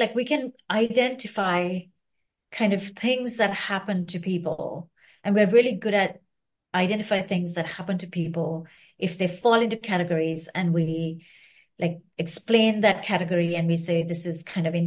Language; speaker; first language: English; non-native, local second language; Sinhala